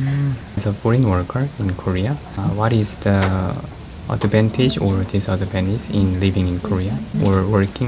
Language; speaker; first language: English; non-native, fluent; Korean